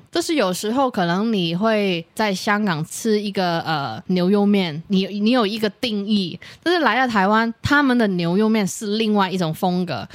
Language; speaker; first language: Chinese; native; Chinese